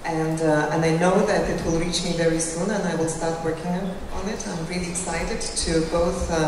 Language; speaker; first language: English; non-native, fluent; Lithuanian